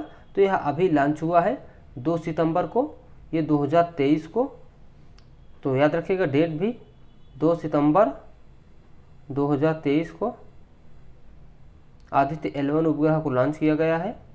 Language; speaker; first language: Hindi; native; Hindi